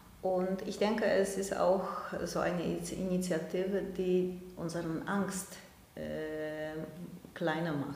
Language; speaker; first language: German; non-native, fluent; Polish